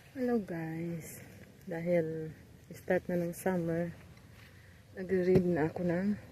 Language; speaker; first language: Filipino; non-native, local second language; Bikol